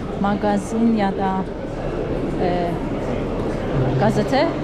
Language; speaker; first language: Turkish; non-native, learner; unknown